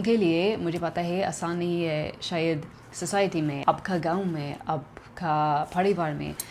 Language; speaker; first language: Hindi; non-native, learner; English